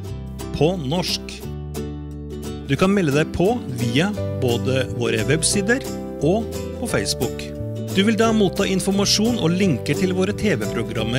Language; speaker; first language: Norwegian; native; Norwegian